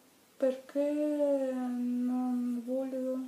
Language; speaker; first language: Italian; non-native, learner; Russian